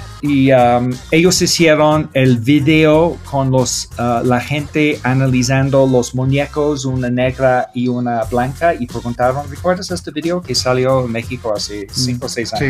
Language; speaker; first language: Spanish; non-native, learner; English